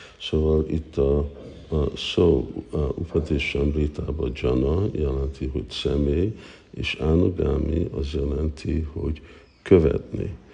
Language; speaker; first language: Hungarian; early bilingual, heritage; Hungarian